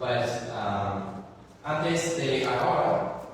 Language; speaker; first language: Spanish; non-native, learner; English